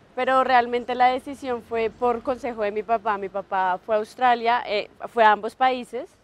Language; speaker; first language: Spanish; native; Spanish